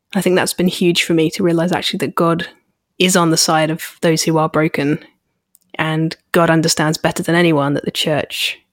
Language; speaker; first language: English; native; English